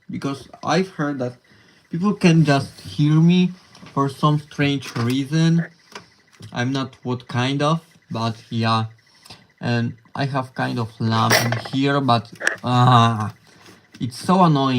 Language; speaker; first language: English; non-native, learner; Polish